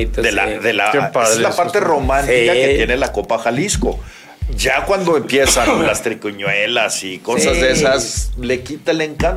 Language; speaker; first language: Spanish; native; Spanish